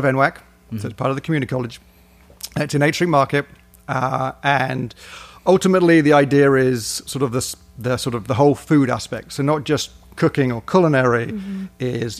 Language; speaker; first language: English; native; English